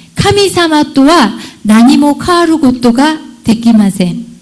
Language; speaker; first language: Japanese; non-native, learner; Korean